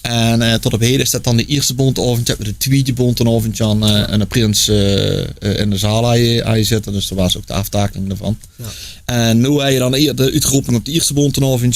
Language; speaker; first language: Dutch; native; Dutch